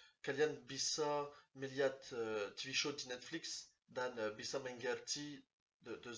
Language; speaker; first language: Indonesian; non-native, learner; French